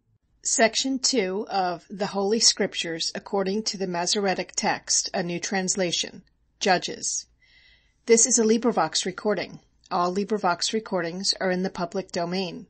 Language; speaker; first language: English; native; English